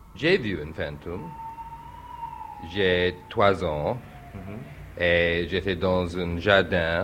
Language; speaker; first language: French; non-native, learner; English